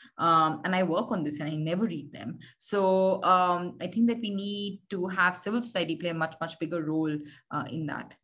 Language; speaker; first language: English; non-native, local second language; Hindi